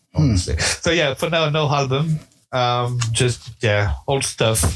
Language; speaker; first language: English; non-native, fluent; French